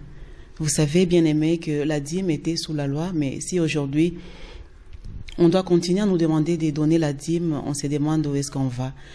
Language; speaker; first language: French; non-native, local second language; Lingala